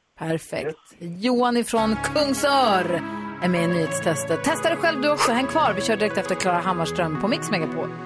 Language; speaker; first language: Swedish; native; Swedish